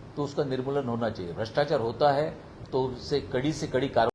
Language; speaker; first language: Hindi; non-native, local second language; Marathi